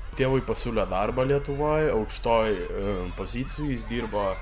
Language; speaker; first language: Lithuanian; early bilingual, other home language; Russian